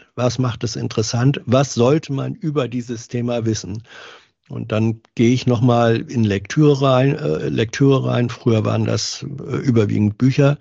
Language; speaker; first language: German; native; German